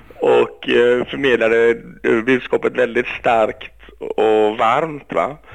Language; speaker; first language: Swedish; early bilingual, other home language; Greek